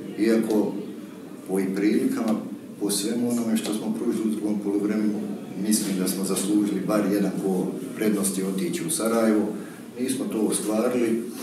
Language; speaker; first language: Croatian; native; Croatian